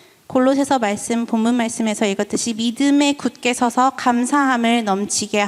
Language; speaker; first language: Korean; native; Korean